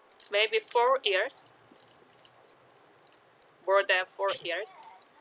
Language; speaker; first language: English; non-native, learner; Korean